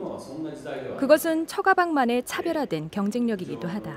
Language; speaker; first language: Korean; native; Korean